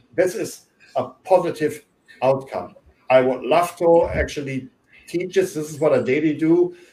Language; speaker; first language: English; non-native, fluent; German